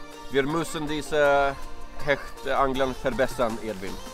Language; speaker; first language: German; non-native, learner; Swedish